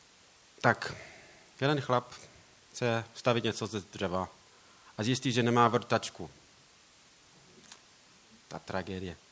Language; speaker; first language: Czech; non-native, learner; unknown